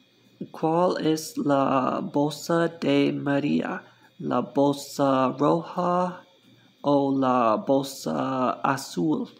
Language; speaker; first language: Spanish; non-native, learner; English